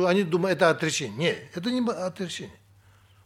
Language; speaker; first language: Russian; non-native, learner; Tibetan